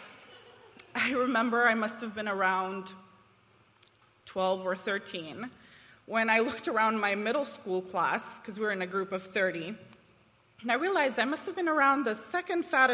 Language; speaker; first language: English; non-native, fluent; Romanian